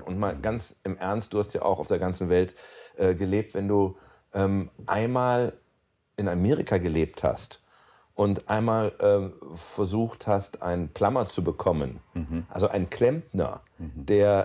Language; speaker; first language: German; native; German